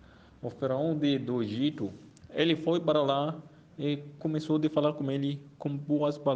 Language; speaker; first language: Portuguese; non-native, fluent; Arabic